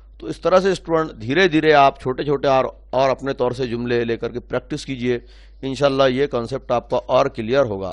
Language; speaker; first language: Urdu; native; Urdu